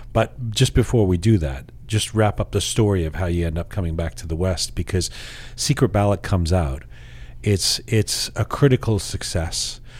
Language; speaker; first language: English; early bilingual, other home language; Persian